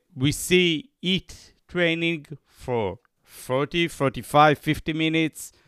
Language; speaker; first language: English; non-native, fluent; Hebrew